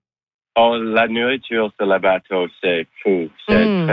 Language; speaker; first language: French; non-native, local second language; English